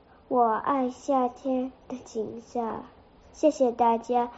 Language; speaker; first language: Chinese; early bilingual, other home language; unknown